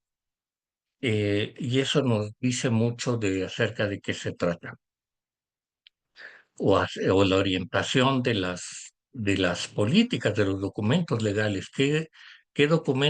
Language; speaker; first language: Spanish; native; Spanish